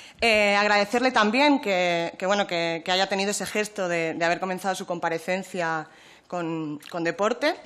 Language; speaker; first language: Spanish; native; Spanish